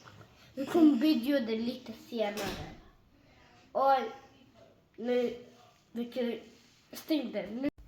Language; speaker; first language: Swedish; early bilingual, other home language; Bangla